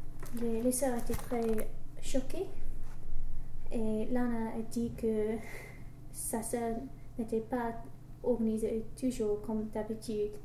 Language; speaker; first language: French; non-native, learner; English